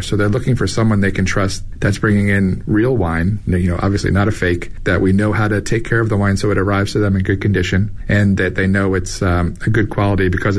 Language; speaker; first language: English; native; English